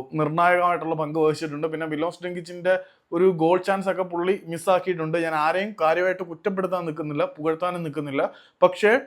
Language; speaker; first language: Malayalam; native; Malayalam